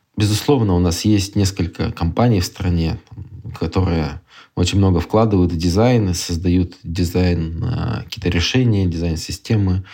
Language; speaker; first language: Russian; native; Russian